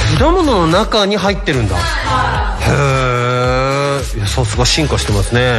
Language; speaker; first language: Japanese; native; Japanese